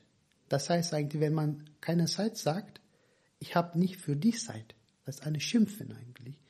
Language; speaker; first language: German; non-native, fluent; Turkish